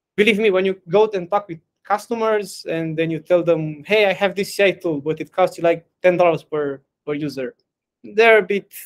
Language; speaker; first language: English; non-native, fluent; Romanian